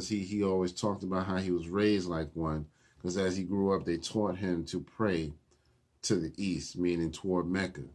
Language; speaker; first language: English; native; English